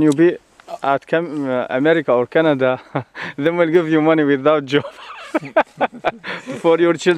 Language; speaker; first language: English; non-native, learner; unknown